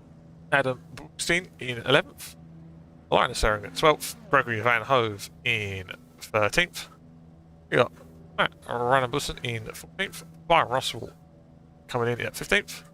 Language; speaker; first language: English; native; English